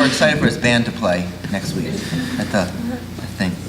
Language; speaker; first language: English; native; English